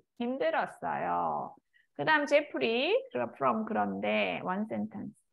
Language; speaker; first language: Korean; native; Korean